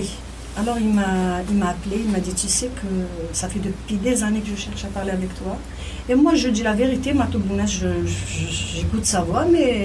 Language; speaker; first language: French; non-native, local second language; Kabyle